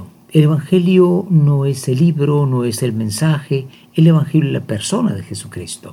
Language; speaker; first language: Spanish; native; Spanish